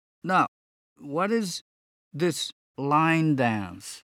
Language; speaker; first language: English; non-native, fluent; Japanese